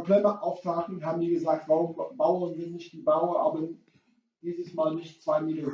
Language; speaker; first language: German; non-native, fluent; English